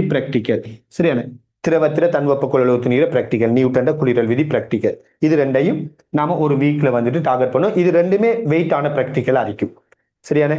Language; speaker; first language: Tamil; native; Tamil